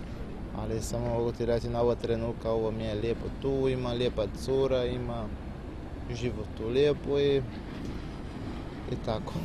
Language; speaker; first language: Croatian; non-native, learner; Portuguese